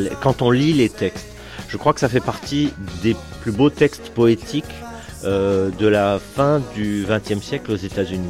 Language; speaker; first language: French; native; French